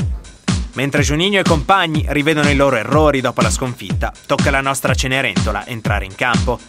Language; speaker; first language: Italian; native; Italian